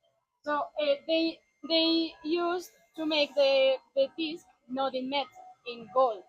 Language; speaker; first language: English; non-native, fluent; Spanish